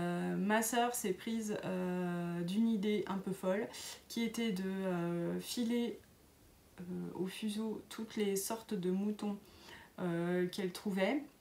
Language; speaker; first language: French; native; French